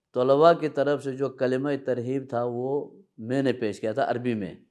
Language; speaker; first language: Urdu; early bilingual, other home language; Balti